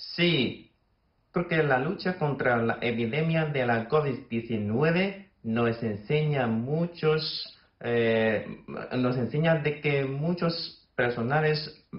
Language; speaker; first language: Spanish; non-native, fluent; Chinese